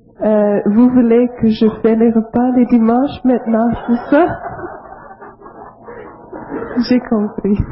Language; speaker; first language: French; non-native, fluent; English